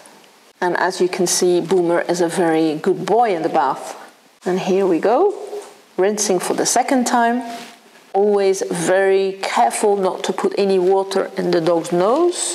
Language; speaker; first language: English; non-native, fluent; Dutch